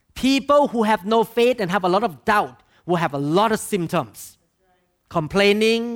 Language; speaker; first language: English; non-native, fluent; Thai